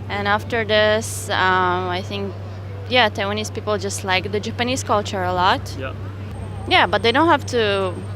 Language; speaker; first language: English; non-native, fluent; Hebrew